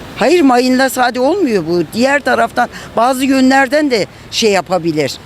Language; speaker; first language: Turkish; native; Turkish